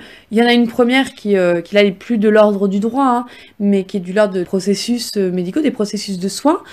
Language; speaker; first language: French; native; French